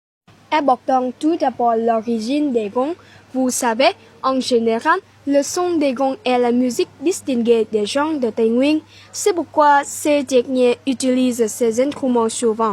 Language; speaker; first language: French; non-native, learner; Vietnamese